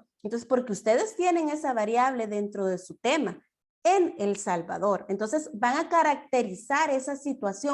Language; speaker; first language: Spanish; native; Spanish